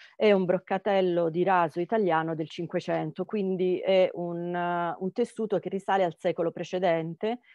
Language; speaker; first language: Italian; native; Italian